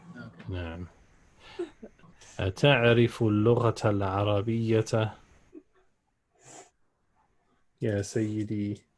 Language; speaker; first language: Arabic; non-native, fluent; English